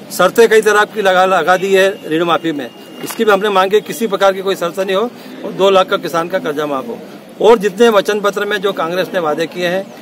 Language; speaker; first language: Hindi; native; Hindi